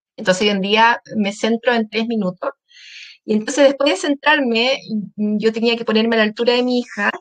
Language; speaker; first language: Spanish; native; Spanish